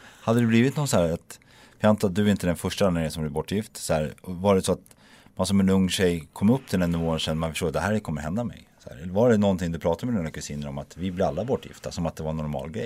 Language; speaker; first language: Swedish; native; Swedish